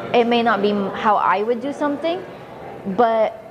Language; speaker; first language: English; early bilingual, other home language; Arabic